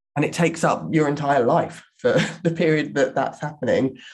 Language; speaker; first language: English; native; English